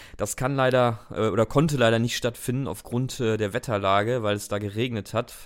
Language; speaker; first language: German; native; German